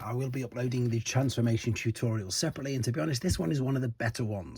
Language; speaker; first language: English; native; English